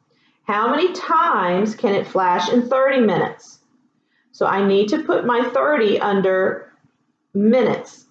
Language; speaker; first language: English; native; English